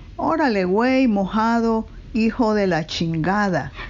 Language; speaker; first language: Spanish; native; Spanish